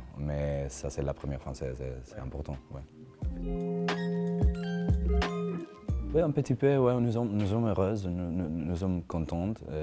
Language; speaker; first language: French; non-native, learner; Spanish